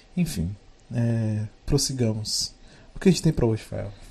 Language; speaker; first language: Portuguese; native; Portuguese